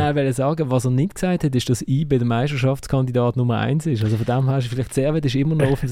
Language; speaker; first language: German; native; German